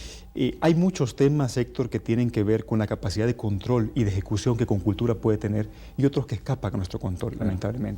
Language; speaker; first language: Spanish; native; Spanish